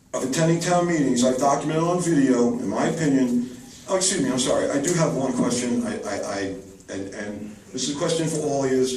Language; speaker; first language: English; native; English